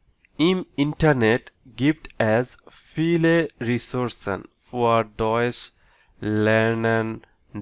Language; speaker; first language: German; non-native, learner; Bangla